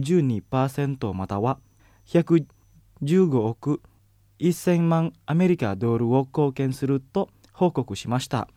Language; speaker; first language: Japanese; non-native, fluent; Indonesian